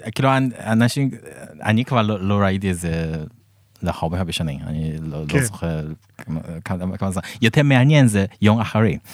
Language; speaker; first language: Hebrew; non-native, fluent; Chinese